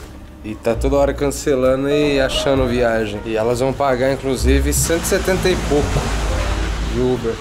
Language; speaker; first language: Portuguese; native; Portuguese